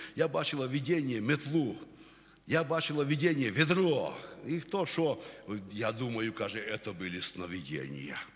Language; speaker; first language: Russian; non-native, local second language; Ukrainian